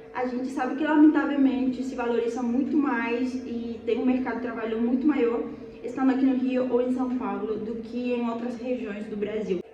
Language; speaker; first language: Portuguese; non-native, fluent; Spanish